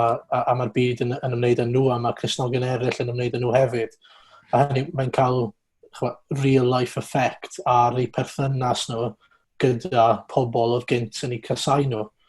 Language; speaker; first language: Welsh; native; Welsh